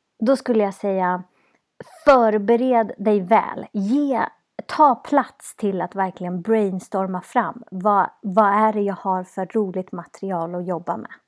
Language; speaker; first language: Swedish; native; Swedish